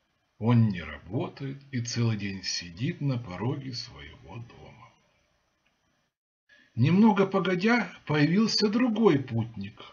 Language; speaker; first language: Russian; native; Russian